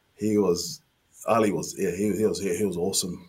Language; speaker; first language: English; native; English